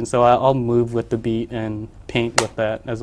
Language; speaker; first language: English; early bilingual, other home language; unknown